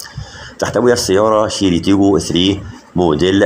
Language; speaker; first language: Arabic; native; Arabic